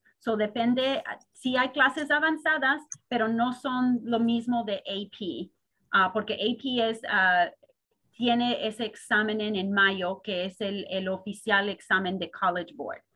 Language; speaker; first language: Spanish; early bilingual, heritage; Spanish